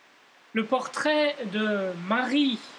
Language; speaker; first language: French; native; French